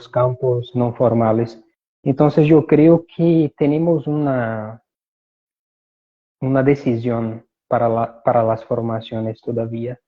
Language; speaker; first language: Spanish; non-native, fluent; Portuguese